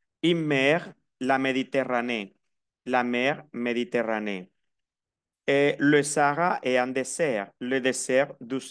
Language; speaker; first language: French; non-native, fluent; Spanish